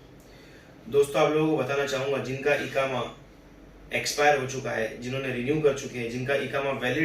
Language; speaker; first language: Hindi; native; Hindi